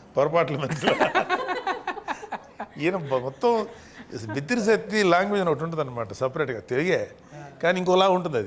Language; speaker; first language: Telugu; native; Telugu